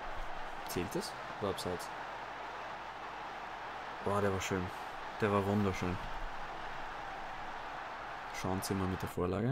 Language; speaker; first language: German; native; German